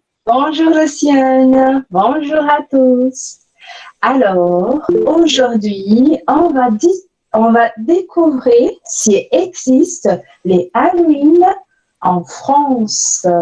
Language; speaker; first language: French; non-native, fluent; Portuguese